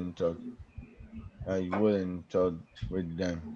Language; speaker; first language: English; non-native, learner; Spanish